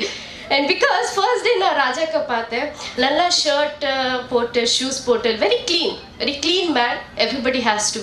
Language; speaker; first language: Tamil; non-native, learner; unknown